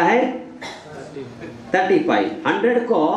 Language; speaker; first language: Hindi; non-native, learner; English